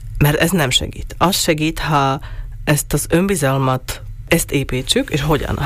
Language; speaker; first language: Hungarian; non-native, local second language; Slovak